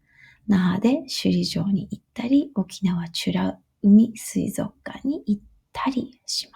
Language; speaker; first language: Japanese; non-native, fluent; English